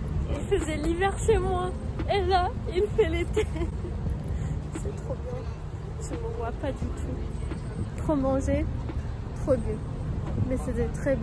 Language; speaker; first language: French; non-native, fluent; Armenian